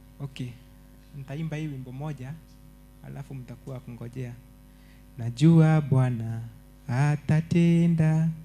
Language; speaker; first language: Swahili; non-native, local second language; Meru